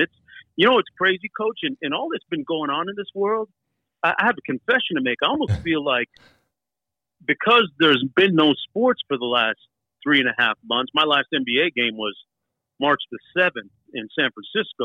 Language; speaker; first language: English; native; English